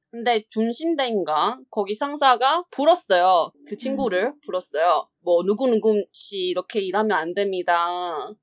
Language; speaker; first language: Korean; non-native, learner; Chinese